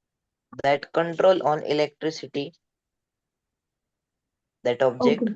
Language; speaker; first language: English; non-native, learner; Marathi